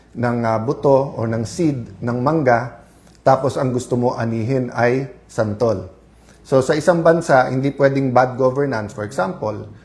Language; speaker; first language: Filipino; native; Filipino